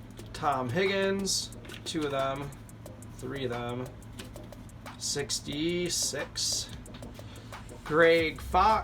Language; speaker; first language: English; native; English